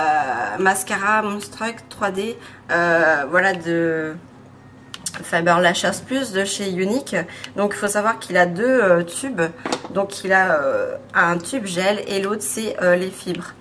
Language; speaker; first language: French; native; French